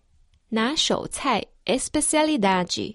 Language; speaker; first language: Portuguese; non-native, fluent; Chinese